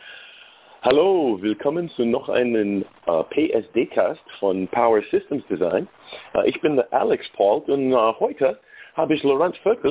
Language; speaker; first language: German; non-native, learner; English